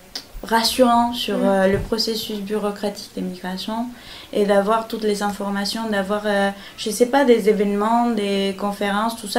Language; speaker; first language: French; non-native, fluent; Spanish